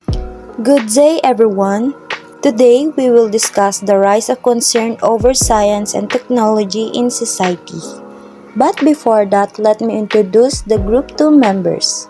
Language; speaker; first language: English; non-native, local second language; Filipino